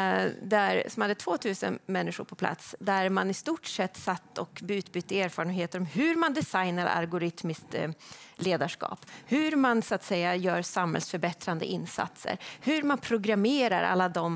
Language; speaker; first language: Swedish; native; Swedish